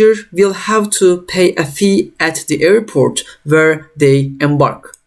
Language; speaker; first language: English; non-native, fluent; Turkish